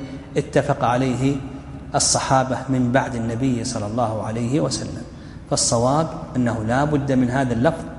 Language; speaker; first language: Arabic; native; Arabic